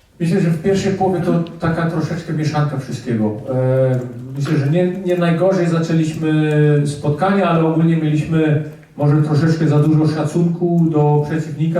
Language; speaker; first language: Polish; early bilingual, heritage; Polish